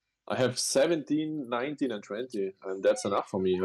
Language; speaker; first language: English; non-native, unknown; German